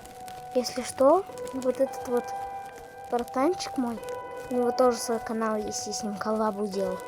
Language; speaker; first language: Russian; native; Russian